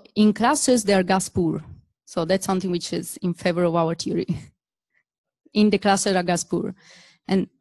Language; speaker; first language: English; non-native, fluent; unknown